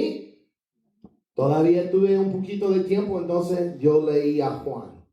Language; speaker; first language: Spanish; non-native, fluent; English